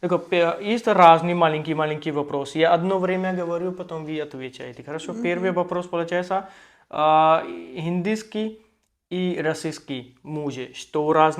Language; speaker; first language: Russian; non-native, learner; Hindi